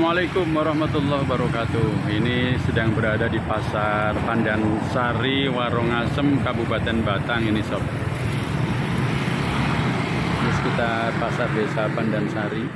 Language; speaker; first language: Indonesian; non-native, local second language; Javanese